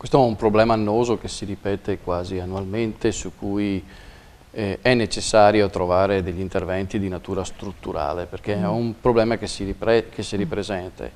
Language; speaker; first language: Italian; native; Italian